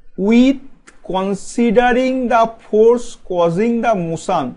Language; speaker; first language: English; non-native, local second language; Bangla